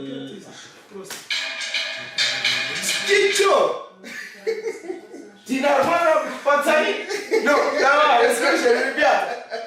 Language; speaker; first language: Russian; non-native, learner; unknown